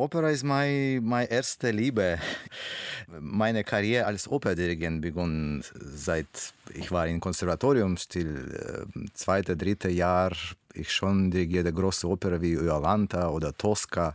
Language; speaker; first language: German; non-native, learner; Russian